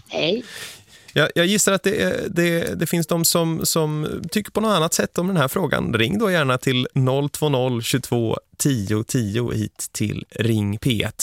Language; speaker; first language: Swedish; native; Swedish